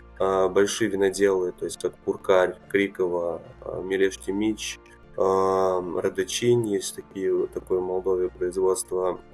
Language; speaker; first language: Russian; early bilingual, other home language; Romanian